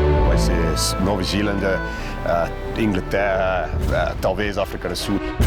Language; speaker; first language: Portuguese; non-native, learner; English